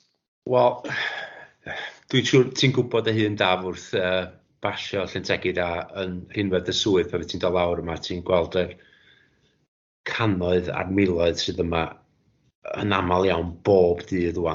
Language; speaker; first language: Welsh; native; Welsh